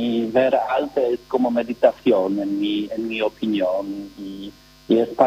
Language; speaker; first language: Spanish; non-native, learner; Polish